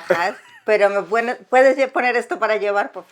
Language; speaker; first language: Spanish; native; Spanish